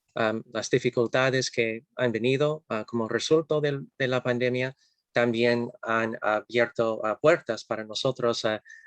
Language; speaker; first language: Spanish; non-native, fluent; English